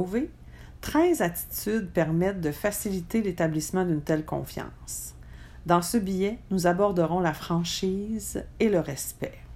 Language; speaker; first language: French; native; French